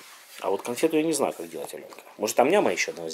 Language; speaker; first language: Russian; native; Russian